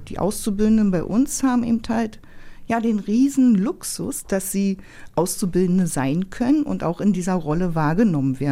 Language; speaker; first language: German; native; German